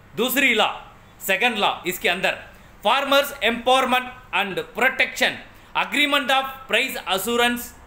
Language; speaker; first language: Hindi; non-native, local second language; Tamil